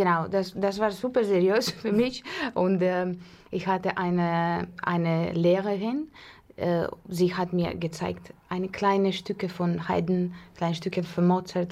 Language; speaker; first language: German; non-native, fluent; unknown